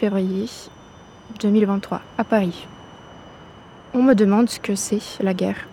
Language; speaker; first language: French; non-native, fluent; Ukrainian